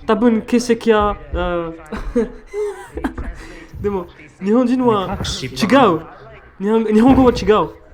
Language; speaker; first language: Japanese; non-native, learner; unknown